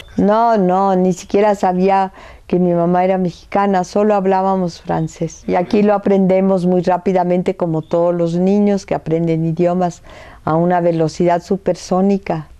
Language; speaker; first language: Spanish; early bilingual, other home language; French